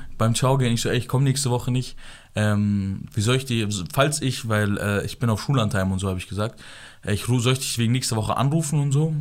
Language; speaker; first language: German; early bilingual, other home language; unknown